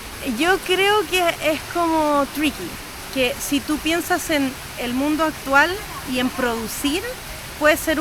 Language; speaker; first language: Spanish; native; Spanish